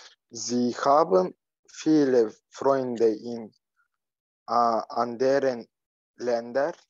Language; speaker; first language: German; non-native, learner; Turkish